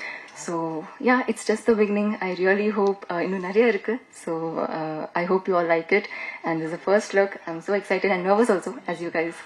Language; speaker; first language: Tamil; non-native, fluent; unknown